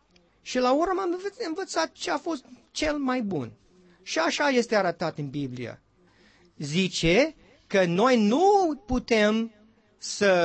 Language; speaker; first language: Romanian; non-native, learner; English